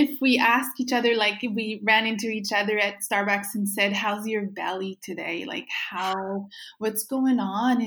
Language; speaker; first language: English; non-native, fluent; French